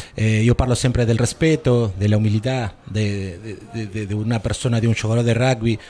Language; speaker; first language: Italian; non-native, learner; Spanish